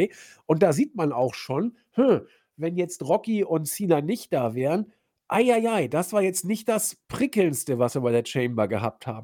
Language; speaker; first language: German; native; German